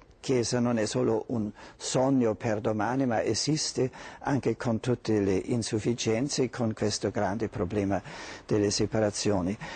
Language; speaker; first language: Italian; non-native, fluent; German